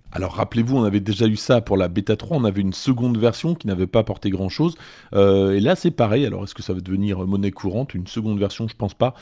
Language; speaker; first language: French; native; French